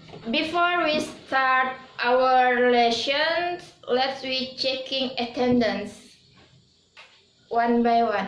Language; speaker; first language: English; non-native, learner; Indonesian